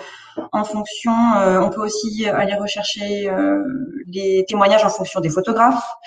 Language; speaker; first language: French; native; French